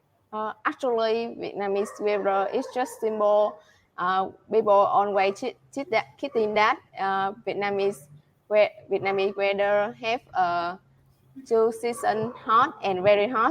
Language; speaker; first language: English; non-native, learner; Vietnamese